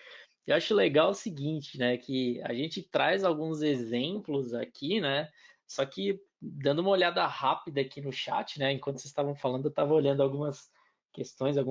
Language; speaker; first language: Portuguese; native; Portuguese